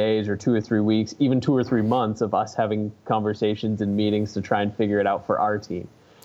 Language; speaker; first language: English; native; English